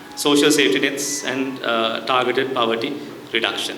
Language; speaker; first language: English; non-native, local second language; Sinhala